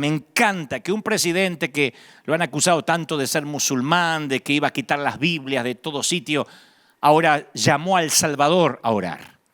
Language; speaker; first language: Spanish; native; Spanish